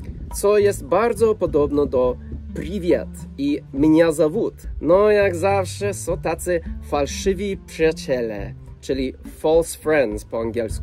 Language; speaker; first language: Polish; non-native, fluent; English